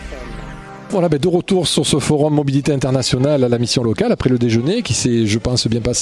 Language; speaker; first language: French; native; French